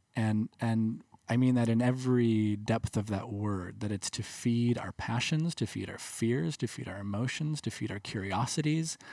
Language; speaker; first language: English; native; English